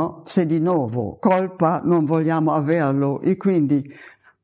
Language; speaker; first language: Italian; non-native, fluent; German